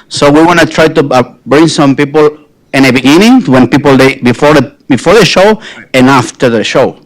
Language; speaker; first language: English; non-native, fluent; Spanish